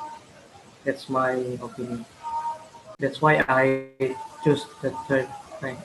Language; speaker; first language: English; non-native, learner; Malay